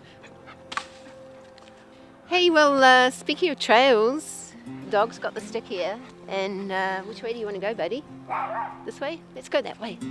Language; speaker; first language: English; native; English